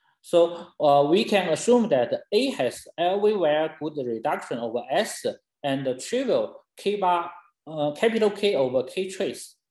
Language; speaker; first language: English; non-native, fluent; Chinese